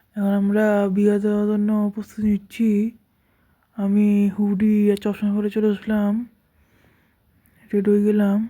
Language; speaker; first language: Bangla; native; Bangla